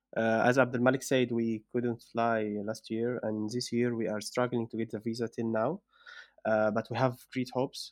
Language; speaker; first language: English; non-native, fluent; Arabic